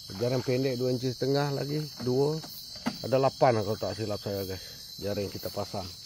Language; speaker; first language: Malay; non-native, local second language; Iban